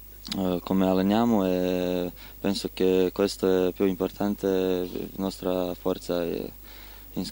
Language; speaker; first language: Italian; non-native, learner; Croatian